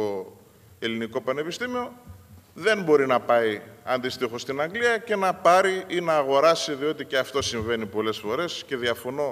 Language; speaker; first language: Greek; native; Greek